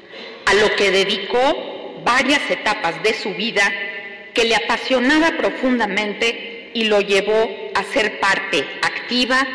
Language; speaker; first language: Spanish; native; Spanish